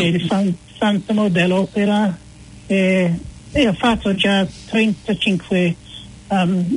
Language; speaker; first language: Italian; non-native, fluent; English